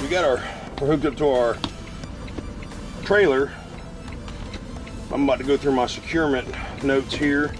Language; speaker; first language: English; native; English